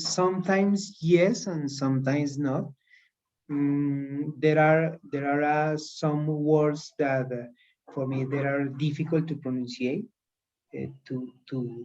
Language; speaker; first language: English; non-native, learner; Spanish